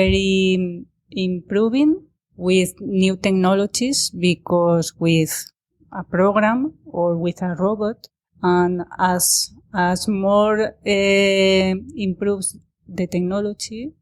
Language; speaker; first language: English; non-native, learner; Spanish